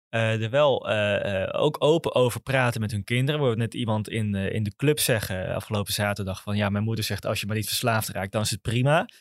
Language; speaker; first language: Dutch; native; Dutch